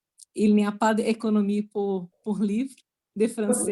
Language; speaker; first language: French; non-native, learner; Portuguese